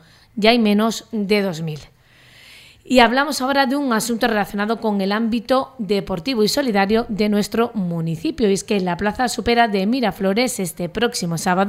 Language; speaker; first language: Spanish; native; Spanish